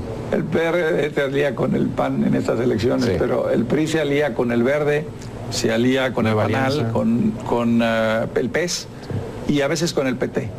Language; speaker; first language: Spanish; native; Spanish